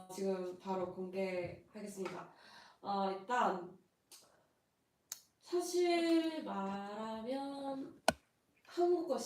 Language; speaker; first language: Korean; non-native, fluent; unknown